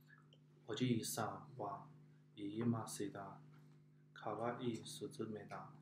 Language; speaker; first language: Japanese; non-native, learner; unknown